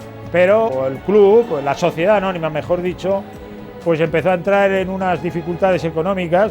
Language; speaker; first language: Spanish; native; Spanish